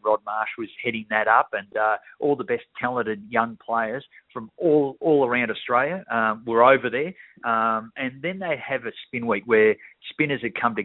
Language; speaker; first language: English; native; English